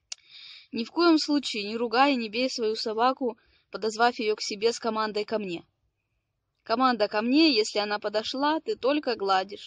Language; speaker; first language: Russian; native; Russian